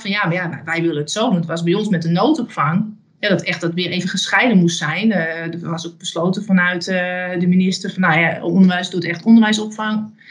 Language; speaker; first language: Dutch; native; Dutch